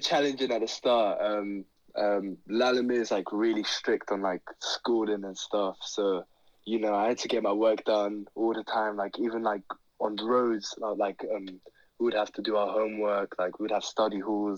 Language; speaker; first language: English; native; English